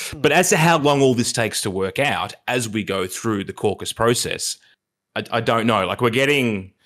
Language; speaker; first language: English; native; English